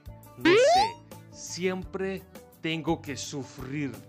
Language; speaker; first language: Spanish; non-native, fluent; Hindi